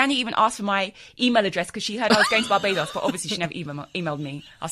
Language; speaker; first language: English; native; English